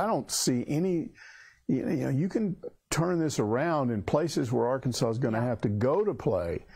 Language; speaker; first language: English; native; English